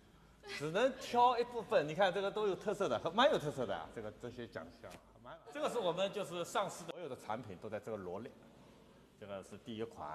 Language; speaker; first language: Chinese; native; Chinese